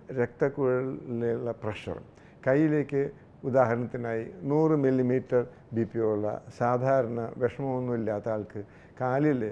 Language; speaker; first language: Malayalam; native; Malayalam